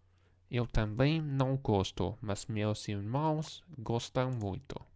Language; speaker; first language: Portuguese; non-native, learner; English